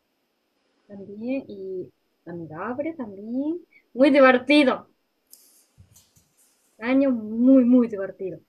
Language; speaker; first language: Spanish; non-native, learner; Japanese